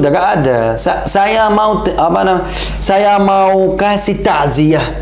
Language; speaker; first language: Indonesian; non-native, learner; Arabic